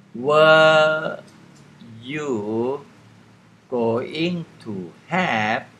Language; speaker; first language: English; non-native, fluent; Thai